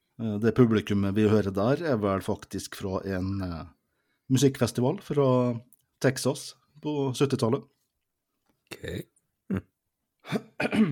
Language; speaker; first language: Norwegian; native; Norwegian